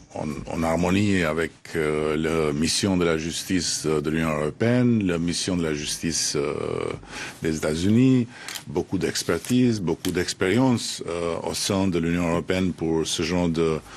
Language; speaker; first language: French; non-native, fluent; Albanian